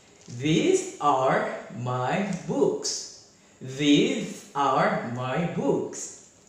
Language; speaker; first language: English; non-native, fluent; Indonesian